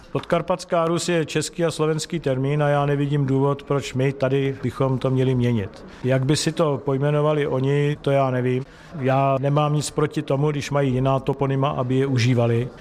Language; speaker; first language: Czech; native; Czech